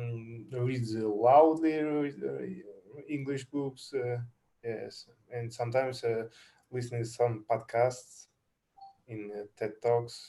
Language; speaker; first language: English; non-native, learner; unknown